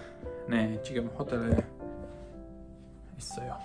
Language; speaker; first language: Korean; non-native, learner; Polish